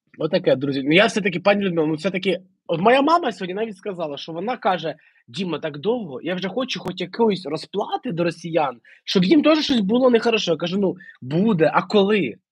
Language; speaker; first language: Ukrainian; native; Ukrainian